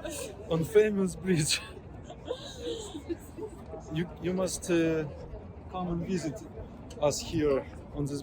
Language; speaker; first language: English; non-native, fluent; Ukrainian